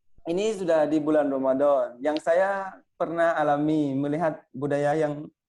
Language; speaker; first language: Indonesian; non-native, fluent; Thai